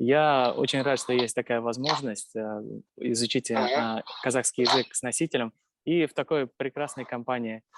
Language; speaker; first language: Russian; native; Russian